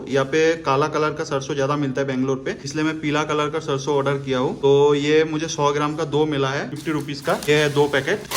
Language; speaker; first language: Hindi; non-native, local second language; Bangla